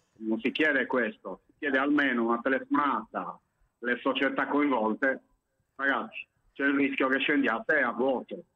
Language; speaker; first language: Italian; native; Italian